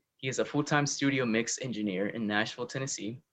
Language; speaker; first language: English; early bilingual, other home language; Spanish